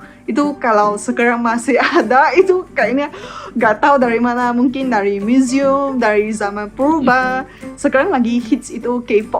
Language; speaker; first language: Indonesian; non-native, fluent; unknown